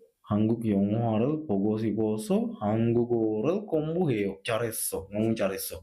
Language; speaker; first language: Korean; non-native, fluent; Sinhala